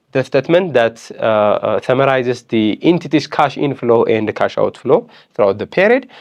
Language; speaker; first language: English; non-native, local second language; Amharic